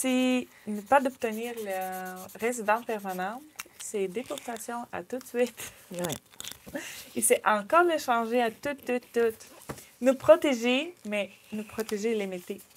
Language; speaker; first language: French; non-native, learner; Ukrainian